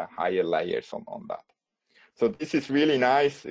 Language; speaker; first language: English; non-native, fluent; German